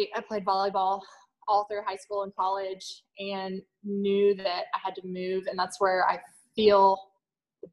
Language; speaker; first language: English; native; English